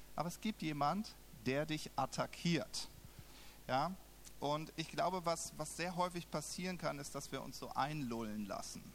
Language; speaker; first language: German; native; German